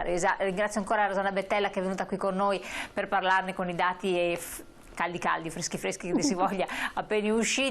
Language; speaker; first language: Italian; native; Italian